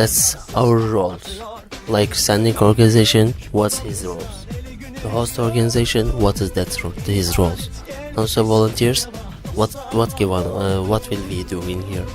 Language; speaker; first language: English; non-native, learner; Turkish